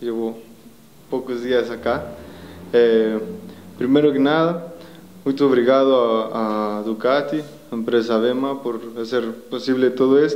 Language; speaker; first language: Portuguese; non-native, learner; Spanish